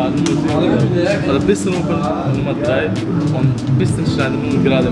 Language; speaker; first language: German; non-native, learner; Urdu